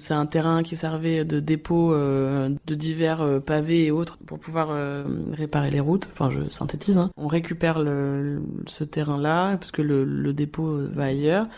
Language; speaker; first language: French; native; French